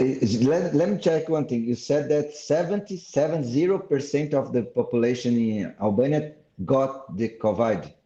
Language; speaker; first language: English; non-native, fluent; Portuguese